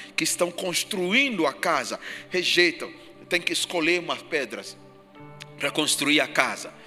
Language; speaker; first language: Portuguese; non-native, fluent; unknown